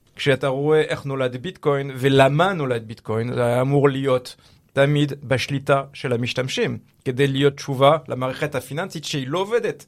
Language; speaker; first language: Hebrew; non-native, fluent; French